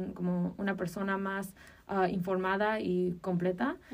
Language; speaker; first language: Spanish; early bilingual, heritage; Spanish